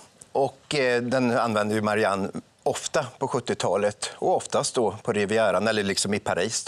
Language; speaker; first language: Swedish; native; Swedish